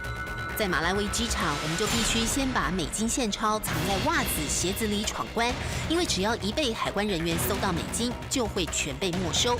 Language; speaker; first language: Chinese; native; Chinese